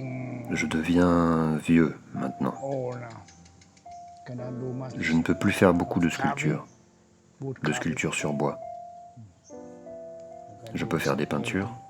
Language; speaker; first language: French; non-native, learner; Thai